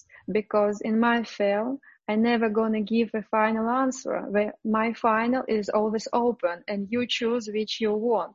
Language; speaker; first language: English; non-native, fluent; Russian